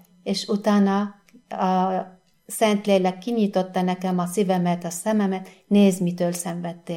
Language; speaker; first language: Hungarian; non-native, learner; Arabic